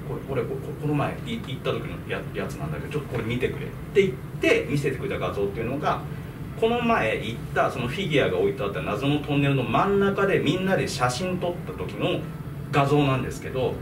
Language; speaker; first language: Japanese; native; Japanese